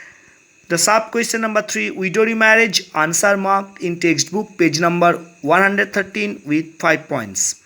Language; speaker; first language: English; non-native, local second language; Bangla